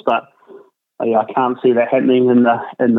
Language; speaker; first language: English; native; English